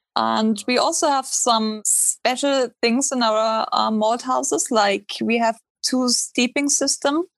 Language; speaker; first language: English; non-native, fluent; German